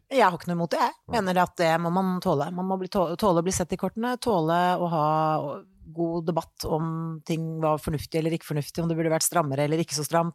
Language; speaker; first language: Norwegian; native; Norwegian